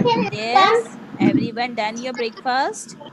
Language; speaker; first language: English; non-native, local second language; Hindi